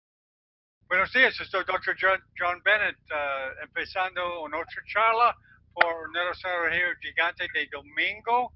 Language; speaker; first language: Spanish; non-native, learner; English